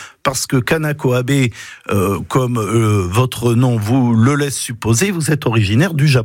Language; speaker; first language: French; native; French